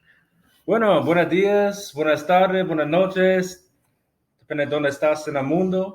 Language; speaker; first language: Spanish; non-native, fluent; English